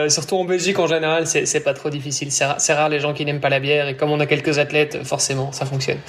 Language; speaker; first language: French; native; French